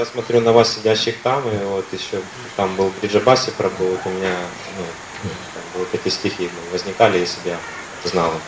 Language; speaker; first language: Russian; native; Russian